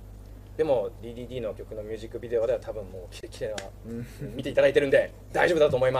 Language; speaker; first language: Japanese; native; Japanese